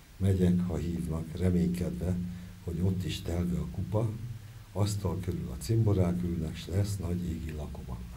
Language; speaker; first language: Hungarian; native; Hungarian